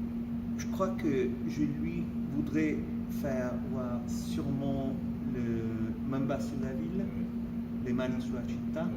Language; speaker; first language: French; non-native, fluent; Italian